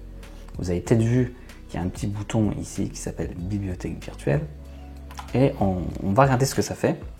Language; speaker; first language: French; native; French